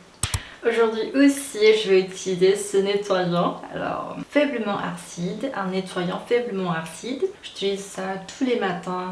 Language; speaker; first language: French; non-native, fluent; Korean